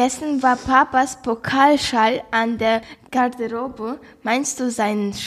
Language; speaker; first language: German; non-native, learner; Ukrainian